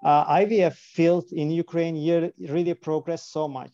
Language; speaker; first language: English; non-native, fluent; Turkish